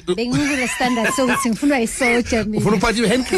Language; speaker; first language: English; non-native, local second language; Zulu